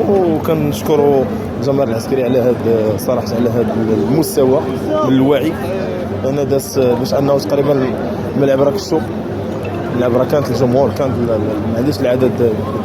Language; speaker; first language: Arabic; native; Arabic